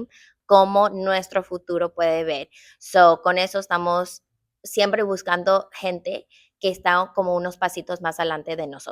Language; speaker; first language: Spanish; early bilingual, heritage; English